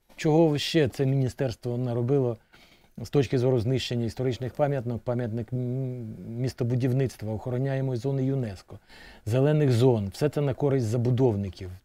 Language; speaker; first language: Ukrainian; native; Ukrainian